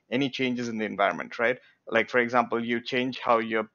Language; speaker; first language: English; non-native, local second language; Bangla